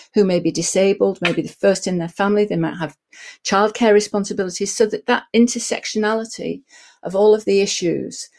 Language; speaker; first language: English; native; English